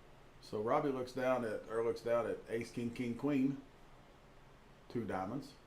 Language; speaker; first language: English; native; English